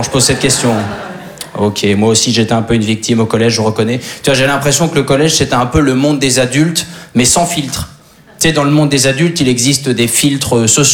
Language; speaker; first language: French; native; French